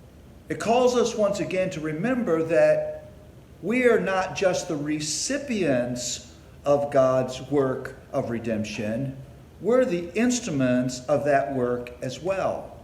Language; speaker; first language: English; native; English